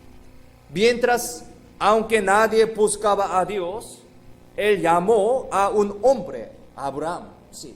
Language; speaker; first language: Spanish; non-native, fluent; Korean